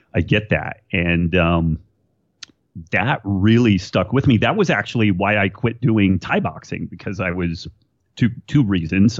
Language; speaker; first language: English; native; English